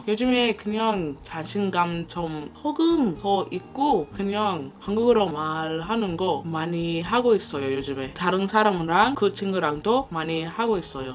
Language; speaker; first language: Korean; non-native, learner; English